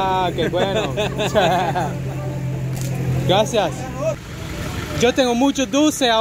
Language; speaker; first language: Spanish; non-native, learner; English